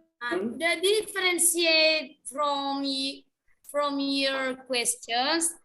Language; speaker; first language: English; non-native, learner; Indonesian